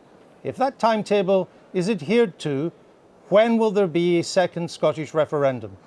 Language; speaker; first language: English; native; English